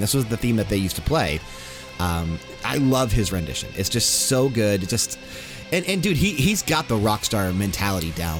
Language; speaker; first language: English; native; English